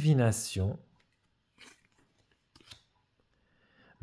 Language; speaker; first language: French; native; French